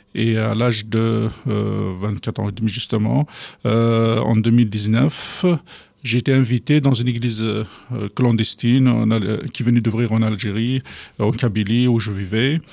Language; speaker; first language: French; non-native, local second language; Kabyle